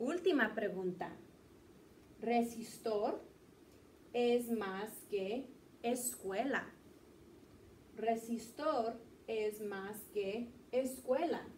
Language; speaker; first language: Spanish; early bilingual, heritage; Spanish